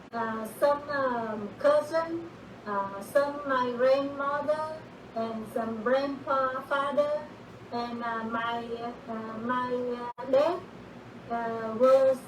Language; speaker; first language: English; non-native, learner; Vietnamese